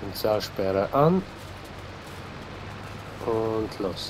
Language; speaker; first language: German; non-native, fluent; Slovenian